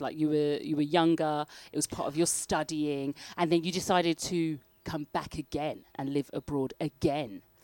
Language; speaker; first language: English; native; English